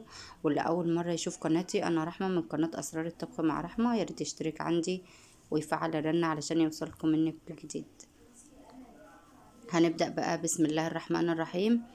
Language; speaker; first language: Arabic; native; Arabic